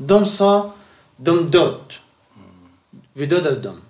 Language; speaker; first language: Swedish; non-native, learner; Arabic